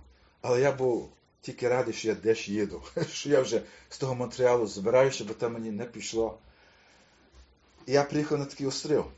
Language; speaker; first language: Ukrainian; early bilingual, heritage; Ukrainian